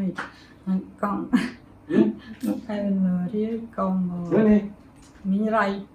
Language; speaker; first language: French; non-native, fluent; Khmer